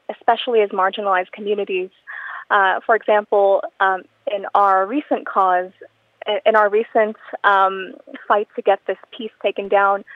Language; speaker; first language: English; non-native, local second language; Filipino